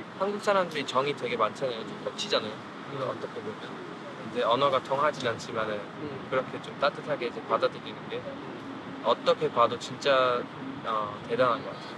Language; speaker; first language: Korean; non-native, fluent; English